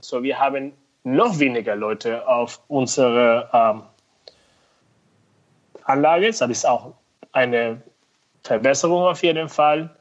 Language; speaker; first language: German; non-native, fluent; Spanish